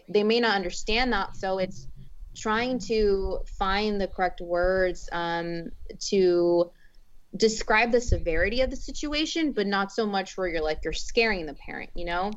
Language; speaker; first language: English; early bilingual, other home language; Spanish